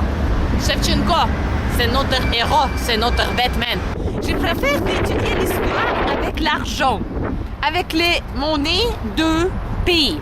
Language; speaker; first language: French; non-native, learner; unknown